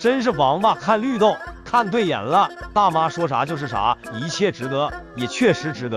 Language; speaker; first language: Chinese; native; Chinese